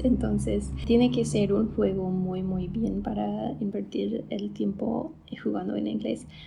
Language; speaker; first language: Spanish; non-native, fluent; English